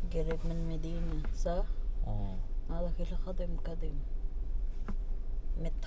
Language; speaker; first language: Arabic; non-native, learner; Filipino